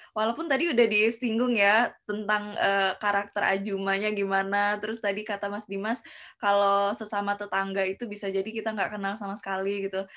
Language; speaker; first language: Indonesian; native; Indonesian